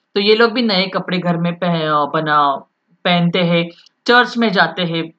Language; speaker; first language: Hindi; non-native, local second language; Marathi